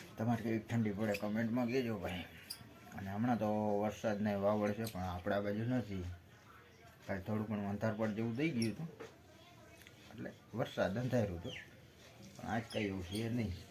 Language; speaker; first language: Gujarati; native; Gujarati